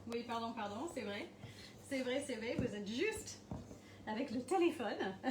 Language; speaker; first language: French; non-native, fluent; English